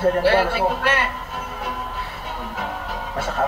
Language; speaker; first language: Indonesian; native; Indonesian